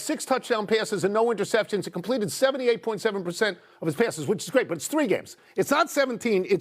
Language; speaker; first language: English; native; English